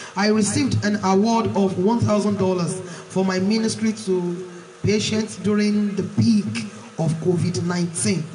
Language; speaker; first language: English; non-native, local second language; Yoruba